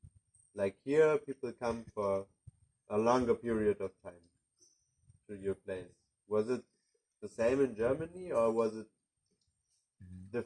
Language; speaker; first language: English; non-native, fluent; German